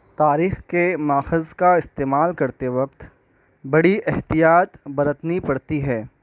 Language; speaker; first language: Urdu; native; Urdu